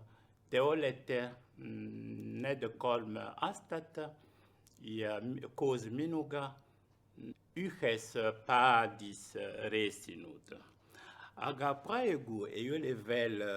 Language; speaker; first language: Estonian; non-native, learner; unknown